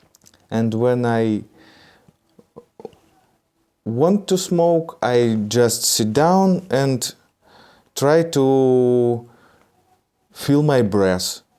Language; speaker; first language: English; non-native, learner; Russian